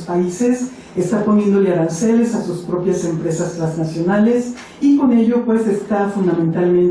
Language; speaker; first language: Spanish; native; Spanish